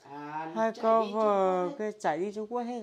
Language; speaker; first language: Vietnamese; non-native, local second language; Hmong